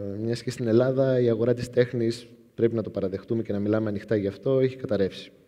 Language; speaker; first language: Greek; native; Greek